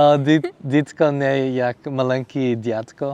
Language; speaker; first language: Ukrainian; non-native, learner; English